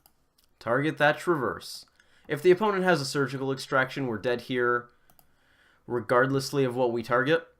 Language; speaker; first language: English; native; English